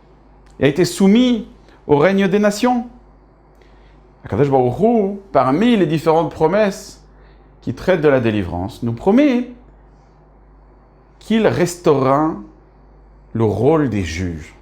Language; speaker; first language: French; native; French